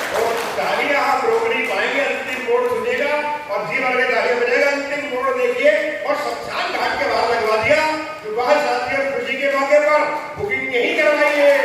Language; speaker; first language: Hindi; non-native, local second language; Punjabi